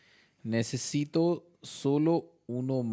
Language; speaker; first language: Spanish; non-native, learner; Hindi